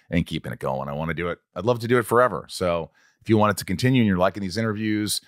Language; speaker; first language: English; native; English